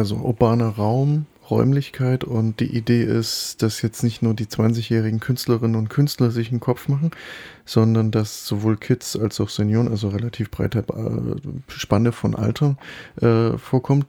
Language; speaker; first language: German; native; German